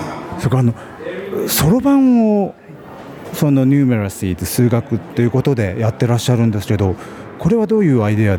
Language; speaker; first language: Japanese; native; Japanese